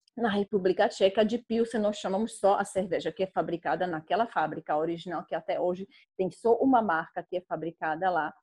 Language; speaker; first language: Portuguese; non-native, fluent; Czech